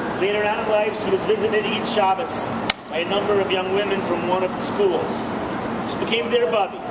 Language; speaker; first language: English; native; English